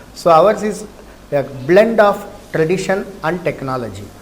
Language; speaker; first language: English; non-native, local second language; Telugu